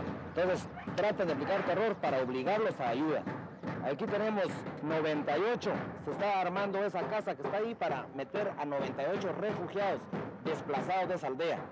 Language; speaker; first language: Spanish; native; Spanish